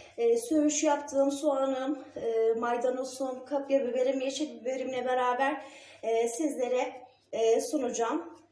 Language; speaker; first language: Turkish; native; Turkish